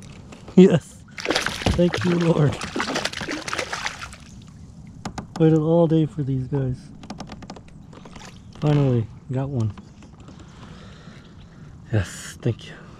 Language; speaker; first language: English; native; English